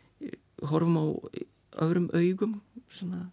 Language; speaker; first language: Icelandic; non-native, learner; Lithuanian